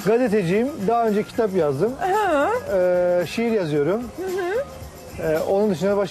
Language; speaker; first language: Turkish; native; Turkish